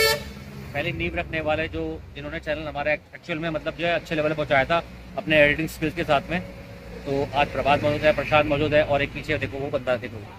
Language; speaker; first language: Hindi; native; Hindi